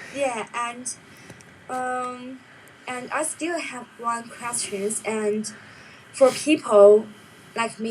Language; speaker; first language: English; non-native, learner; Chinese